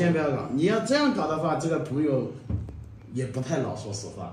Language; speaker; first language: Chinese; native; Chinese